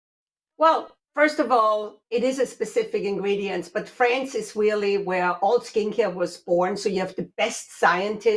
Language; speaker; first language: English; non-native, fluent; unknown